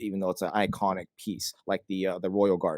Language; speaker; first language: English; native; English